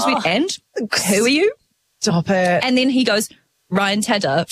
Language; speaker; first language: English; native; English